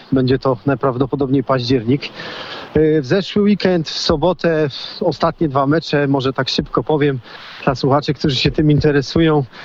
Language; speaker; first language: Polish; native; Polish